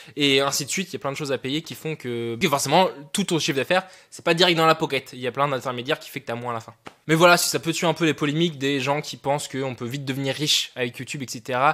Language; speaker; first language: French; native; French